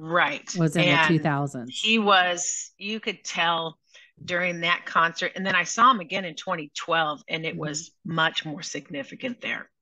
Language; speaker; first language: English; native; English